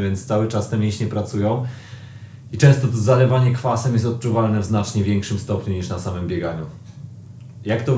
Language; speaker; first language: Polish; native; Polish